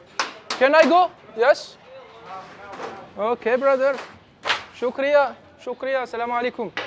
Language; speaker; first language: English; non-native, learner; French